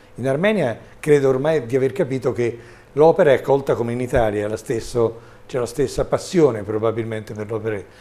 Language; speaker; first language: Italian; native; Italian